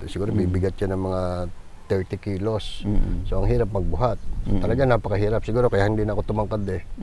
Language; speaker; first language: Filipino; native; Filipino